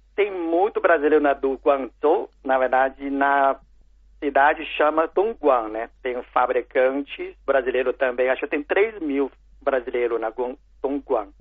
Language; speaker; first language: Portuguese; non-native, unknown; Chinese